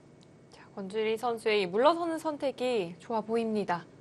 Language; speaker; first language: Korean; native; Korean